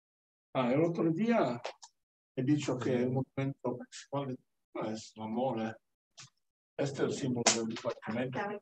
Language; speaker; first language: Spanish; non-native, learner; Italian